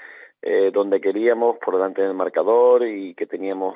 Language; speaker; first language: Spanish; native; Spanish